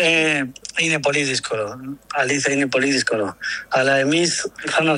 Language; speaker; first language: Greek; non-native, learner; Spanish